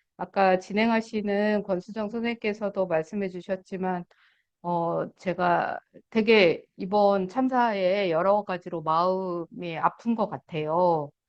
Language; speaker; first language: Korean; native; Korean